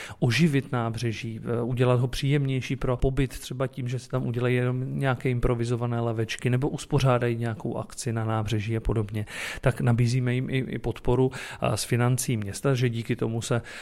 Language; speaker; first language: Czech; native; Czech